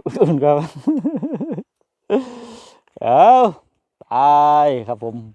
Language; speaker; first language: Thai; non-native, local second language; Northeastern Thai